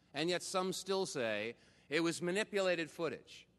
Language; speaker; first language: English; native; English